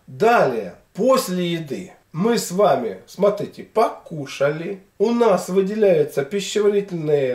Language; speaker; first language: Russian; native; Russian